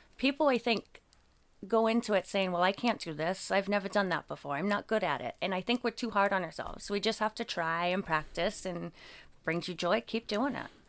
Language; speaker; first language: English; native; English